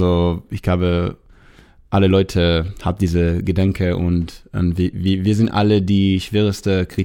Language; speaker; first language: German; non-native, fluent; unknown